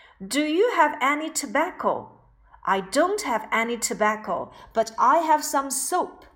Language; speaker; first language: English; non-native, fluent; Chinese